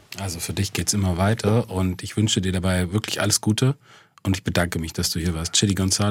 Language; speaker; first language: German; native; German